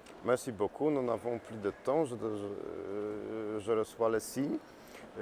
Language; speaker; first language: French; non-native, learner; Polish